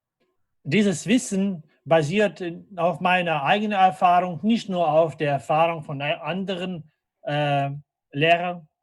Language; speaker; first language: German; non-native, fluent; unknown